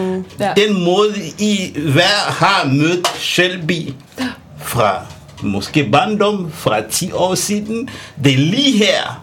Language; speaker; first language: Danish; non-native, fluent; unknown